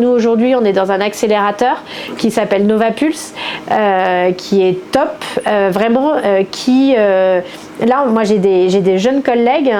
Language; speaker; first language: French; native; French